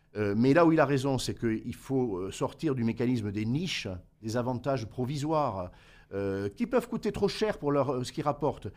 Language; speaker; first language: French; native; French